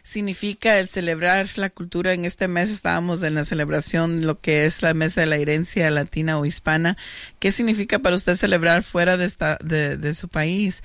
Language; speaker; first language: Spanish; native; Spanish